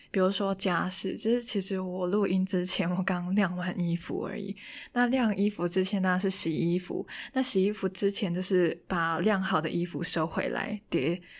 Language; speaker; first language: Chinese; non-native, local second language; Cantonese